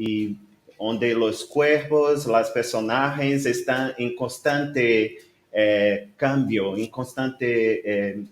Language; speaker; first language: Spanish; non-native, learner; Portuguese